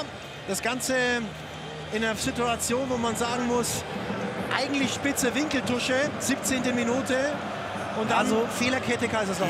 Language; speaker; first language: German; native; German